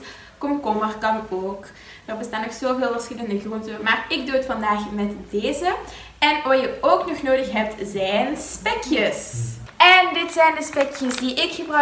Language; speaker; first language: Dutch; native; Dutch